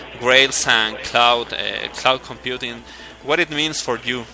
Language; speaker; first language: English; non-native, learner; Spanish